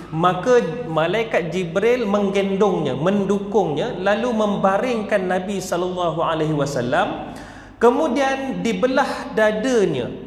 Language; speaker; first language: Malay; native; Malay